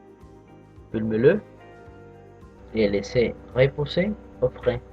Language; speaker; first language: French; non-native, fluent; Spanish